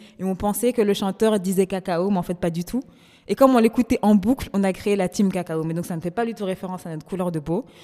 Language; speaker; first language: French; native; French